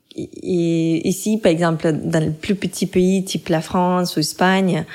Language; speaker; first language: French; non-native, fluent; Russian